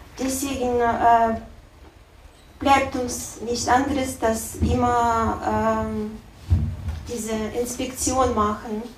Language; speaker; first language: German; non-native, learner; Russian